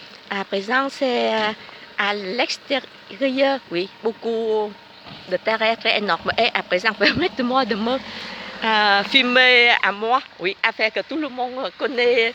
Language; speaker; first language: French; non-native, learner; Vietnamese